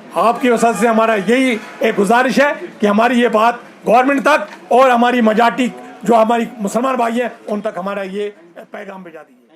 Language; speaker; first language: Hindi; non-native, local second language; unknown